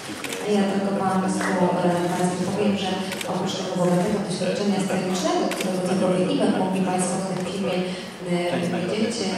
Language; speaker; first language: Polish; native; Polish